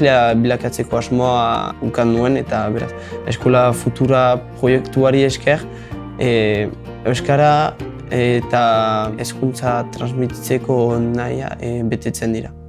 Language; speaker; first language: Basque; non-native, local second language; French